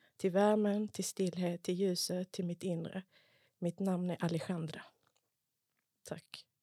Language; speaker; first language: Swedish; early bilingual, other home language; Spanish